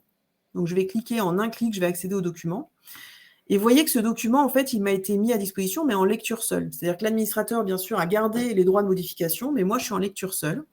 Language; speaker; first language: French; native; French